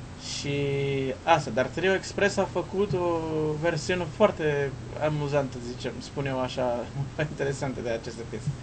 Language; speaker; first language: Romanian; non-native, learner; Portuguese